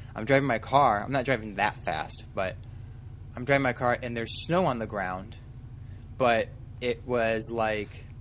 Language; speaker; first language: English; native; English